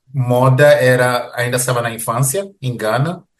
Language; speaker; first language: Portuguese; early bilingual, heritage; Portuguese